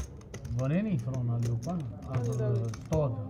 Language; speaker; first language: Swedish; native; Swedish